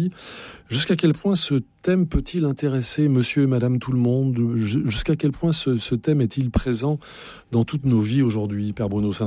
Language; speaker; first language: French; native; French